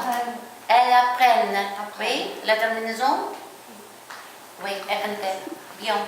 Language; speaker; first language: French; non-native, fluent; Ukrainian